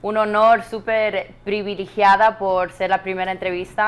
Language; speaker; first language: Spanish; early bilingual, heritage; Spanish